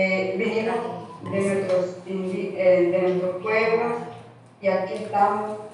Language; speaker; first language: Spanish; non-native, local second language; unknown